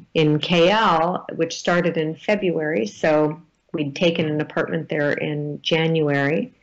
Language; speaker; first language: English; native; English